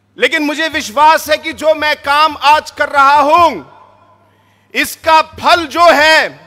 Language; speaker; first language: Hindi; non-native, local second language; Garo